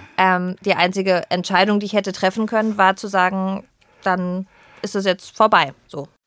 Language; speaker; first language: German; native; German